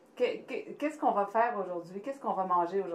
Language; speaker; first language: French; native; French